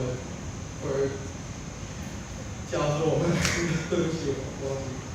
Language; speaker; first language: Chinese; non-native, learner; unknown